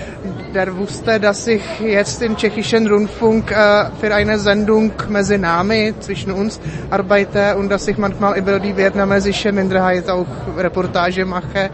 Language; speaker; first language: German; non-native, fluent; Czech